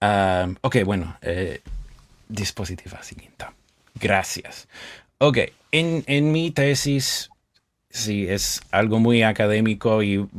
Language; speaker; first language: Spanish; non-native, fluent; English